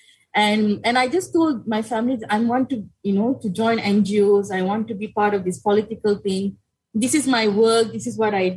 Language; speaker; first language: English; non-native, local second language; Tamil